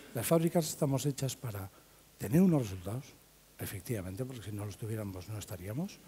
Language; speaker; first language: Spanish; native; Spanish